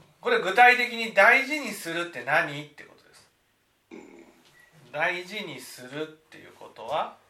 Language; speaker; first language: Japanese; native; Japanese